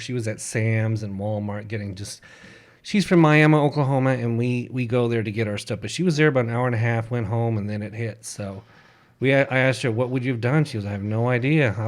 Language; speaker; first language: English; native; English